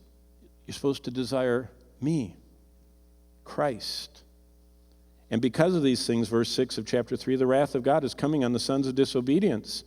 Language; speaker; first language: English; native; English